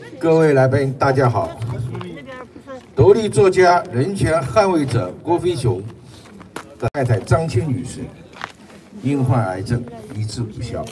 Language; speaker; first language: Chinese; native; Chinese